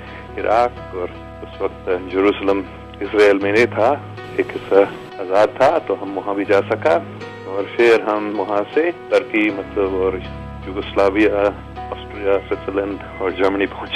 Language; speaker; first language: Hindi; non-native, local second language; English